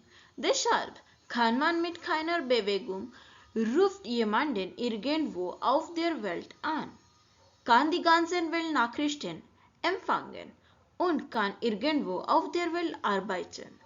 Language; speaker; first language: German; non-native, learner; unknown